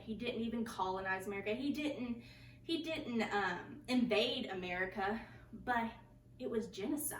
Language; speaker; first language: English; native; English